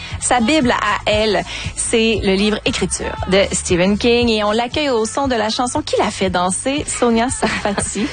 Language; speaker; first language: French; native; French